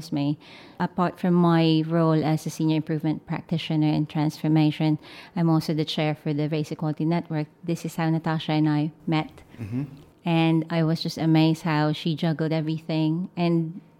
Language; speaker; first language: English; non-native, local second language; Filipino